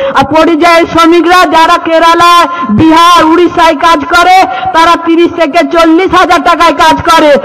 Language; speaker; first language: Bangla; non-native, local second language; Santali